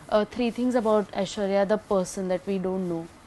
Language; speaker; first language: English; non-native, local second language; Hindi